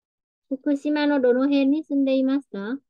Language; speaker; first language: Japanese; non-native, fluent; Vietnamese